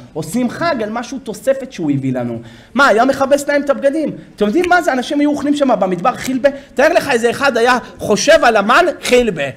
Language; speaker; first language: Hebrew; native; Hebrew